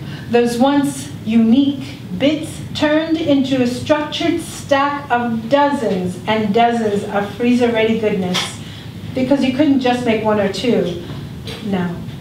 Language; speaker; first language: English; early bilingual, other home language; Spanish